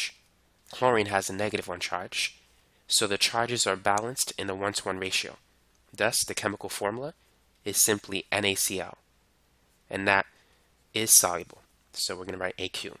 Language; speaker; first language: English; native; English